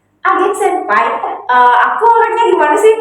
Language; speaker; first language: Indonesian; native; Indonesian